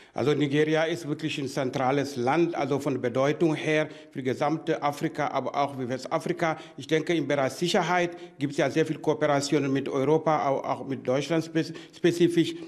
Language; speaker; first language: German; non-native, fluent; Wolof